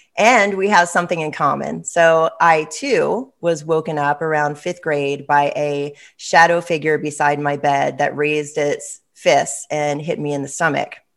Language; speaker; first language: English; native; English